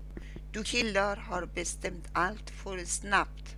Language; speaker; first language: Swedish; non-native, learner; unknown